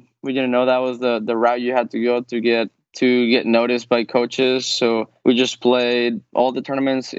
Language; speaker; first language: English; non-native, fluent; Spanish